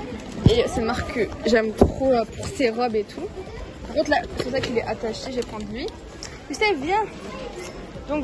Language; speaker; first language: French; native; French